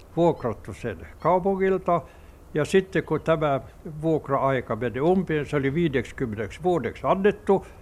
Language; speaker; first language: Finnish; non-native, local second language; Swedish